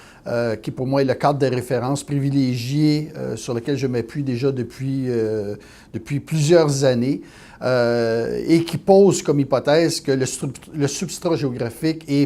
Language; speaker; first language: French; native; French